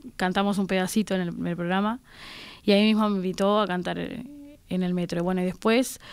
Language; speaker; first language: Spanish; native; Spanish